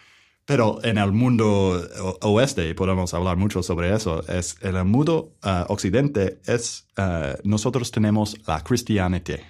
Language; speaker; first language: Spanish; non-native, learner; English